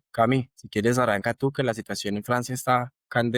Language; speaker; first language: Spanish; native; Spanish